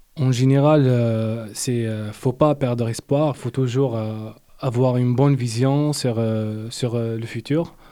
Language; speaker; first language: French; non-native, local second language; Arabic